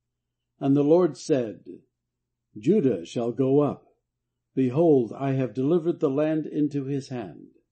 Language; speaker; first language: English; native; English